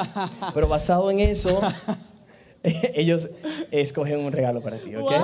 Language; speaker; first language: Spanish; native; Spanish